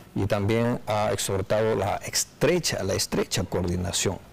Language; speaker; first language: Spanish; non-native, fluent; Chinese